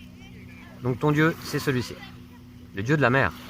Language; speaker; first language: French; native; French